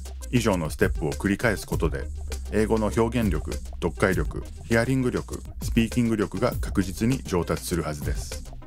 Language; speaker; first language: Japanese; early bilingual, other home language; English